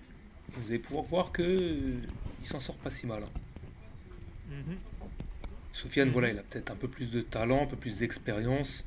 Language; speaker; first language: French; native; French